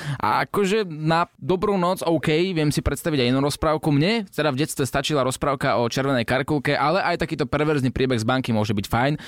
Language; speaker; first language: Slovak; native; Slovak